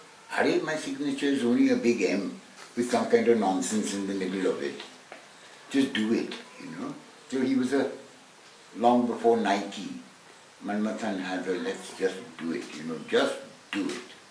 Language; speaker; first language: English; non-native, local second language; Hindi